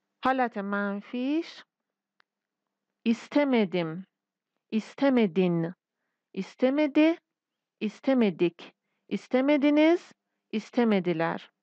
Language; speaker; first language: Turkish; non-native, fluent; Persian